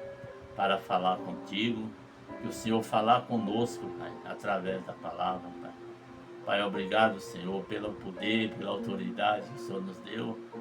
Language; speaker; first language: Portuguese; native; Portuguese